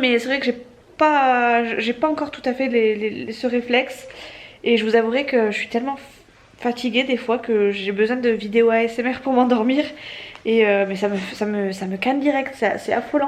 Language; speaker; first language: French; native; French